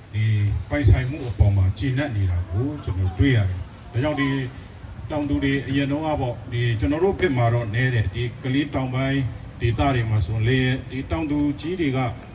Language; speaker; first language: Burmese; non-native, local second language; Tedim Chin